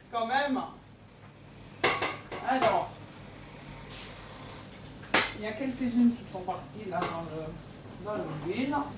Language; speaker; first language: French; non-native, fluent; Portuguese